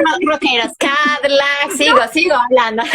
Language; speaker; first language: Spanish; early bilingual, heritage; Spanish